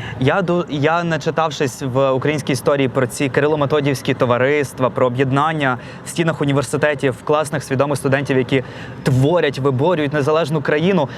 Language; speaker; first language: Ukrainian; non-native, local second language; Russian